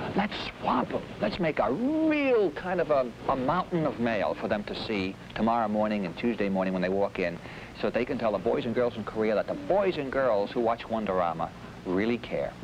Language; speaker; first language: English; native; English